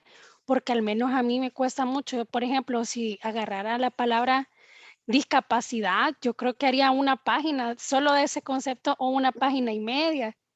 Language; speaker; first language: Spanish; native; Spanish